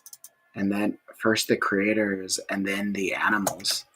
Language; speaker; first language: English; native; English